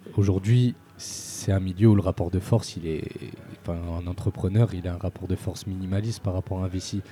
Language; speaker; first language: French; native; French